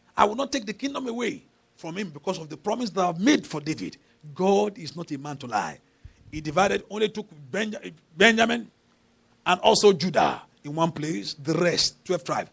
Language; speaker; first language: English; non-native, local second language; Yoruba